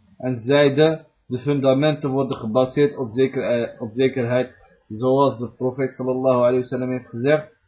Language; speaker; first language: Dutch; early bilingual, other home language; Arabic